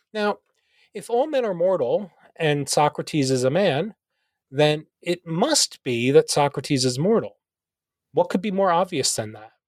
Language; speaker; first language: English; native; English